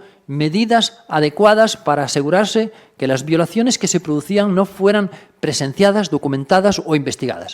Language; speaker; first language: Spanish; native; Spanish